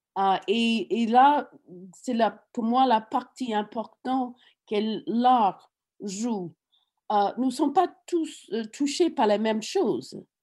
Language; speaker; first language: French; non-native, fluent; English